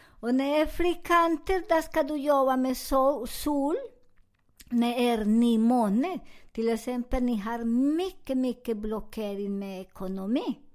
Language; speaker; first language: Swedish; non-native, learner; Spanish